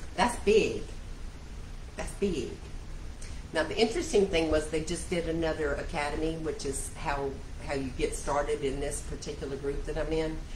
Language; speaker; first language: English; native; English